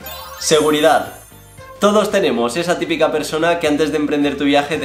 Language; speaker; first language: Spanish; native; Spanish